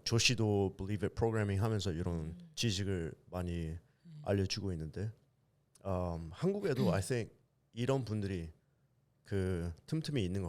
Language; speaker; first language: Korean; early bilingual, heritage; English